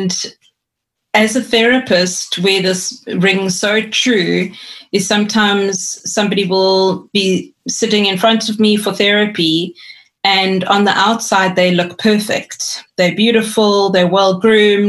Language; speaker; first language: English; native; English